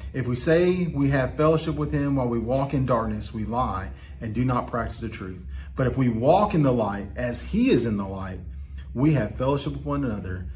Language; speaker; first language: English; native; English